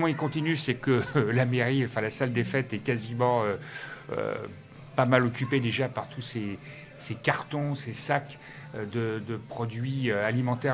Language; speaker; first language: French; native; French